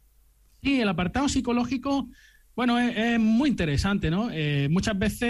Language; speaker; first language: Spanish; native; Spanish